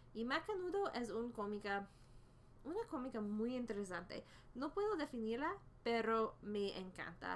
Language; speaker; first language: Spanish; non-native, fluent; English